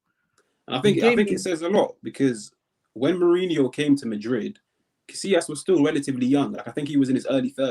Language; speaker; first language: English; native; English